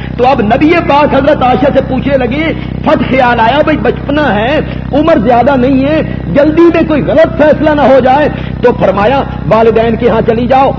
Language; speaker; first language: Urdu; non-native, local second language; Punjabi